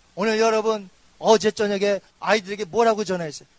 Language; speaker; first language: Korean; native; Korean